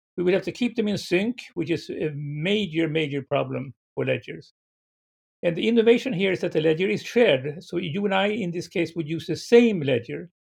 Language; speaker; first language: English; non-native, fluent; Swedish